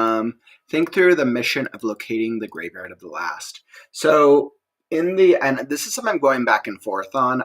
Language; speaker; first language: English; native; English